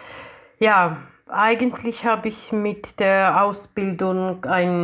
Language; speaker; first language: German; non-native, fluent; Georgian